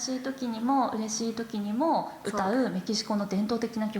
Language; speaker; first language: Japanese; native; Japanese